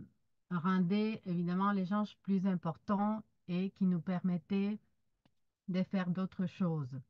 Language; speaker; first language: French; non-native, fluent; Spanish